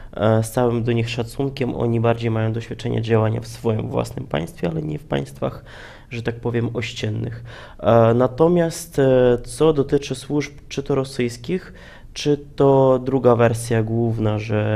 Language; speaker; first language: Polish; non-native, fluent; Ukrainian